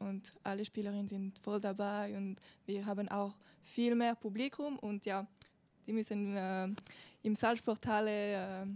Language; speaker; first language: German; non-native, learner; French